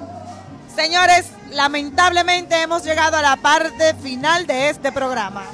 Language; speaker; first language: Spanish; native; Spanish